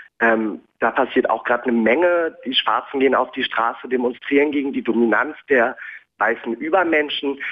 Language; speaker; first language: German; native; German